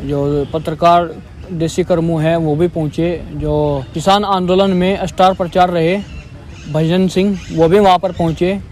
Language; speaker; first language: Hindi; native; Hindi